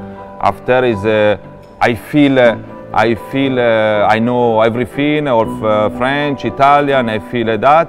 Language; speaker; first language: English; non-native, learner; Italian